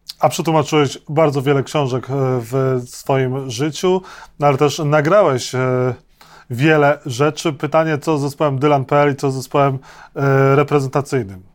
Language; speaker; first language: Polish; native; Polish